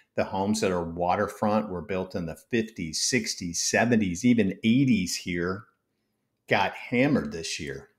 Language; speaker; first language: English; native; English